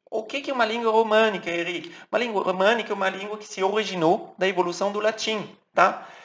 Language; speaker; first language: Portuguese; non-native, fluent; French